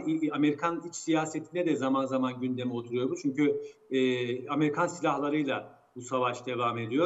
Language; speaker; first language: Turkish; native; Turkish